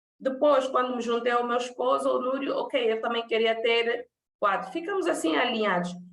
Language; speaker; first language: Portuguese; native; Portuguese